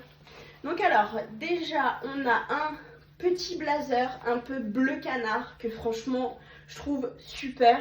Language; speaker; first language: French; native; French